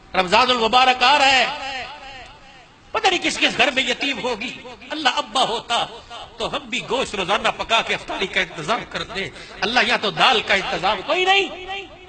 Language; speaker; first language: Urdu; non-native, local second language; Punjabi